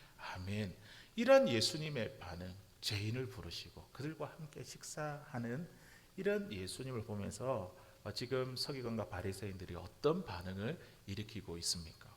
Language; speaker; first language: Korean; native; Korean